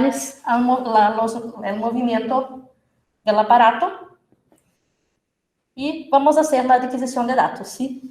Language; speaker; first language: Spanish; non-native, fluent; Portuguese